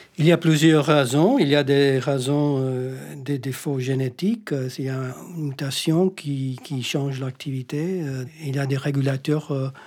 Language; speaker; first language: French; non-native, fluent; English